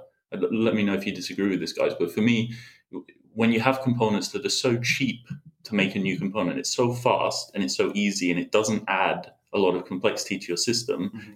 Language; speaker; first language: English; native; English